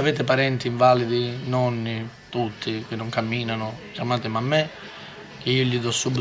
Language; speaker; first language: Italian; native; Italian